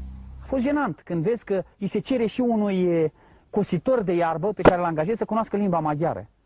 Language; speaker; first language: Romanian; native; Romanian